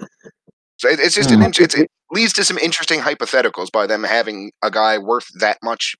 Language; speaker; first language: English; native; English